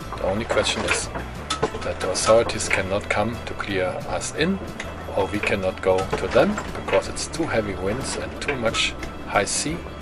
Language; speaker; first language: English; non-native, fluent; German